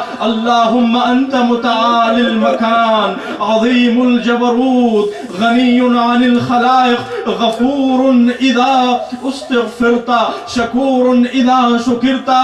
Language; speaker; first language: Urdu; native; Urdu